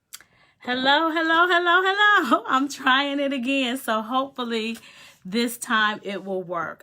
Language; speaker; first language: English; native; English